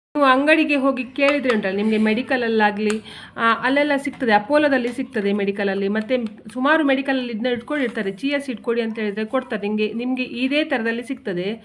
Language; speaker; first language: Kannada; non-native, local second language; Konkani